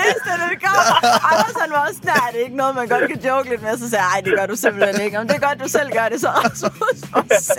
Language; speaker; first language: Danish; native; Danish